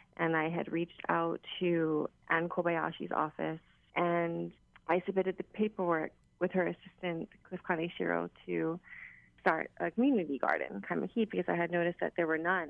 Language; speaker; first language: English; native; English